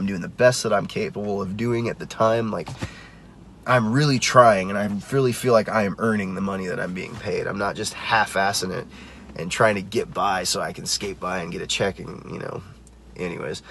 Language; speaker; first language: English; native; English